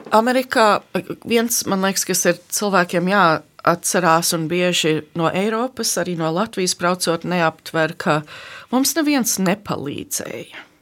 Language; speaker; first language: Latvian; early bilingual, heritage; Latvian